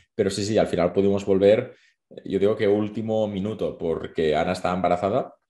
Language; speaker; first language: Spanish; native; Spanish